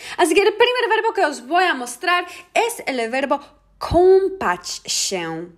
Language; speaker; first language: Spanish; non-native, fluent; Polish